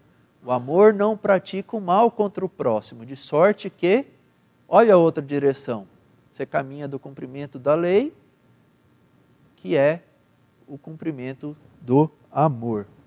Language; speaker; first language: Portuguese; native; Portuguese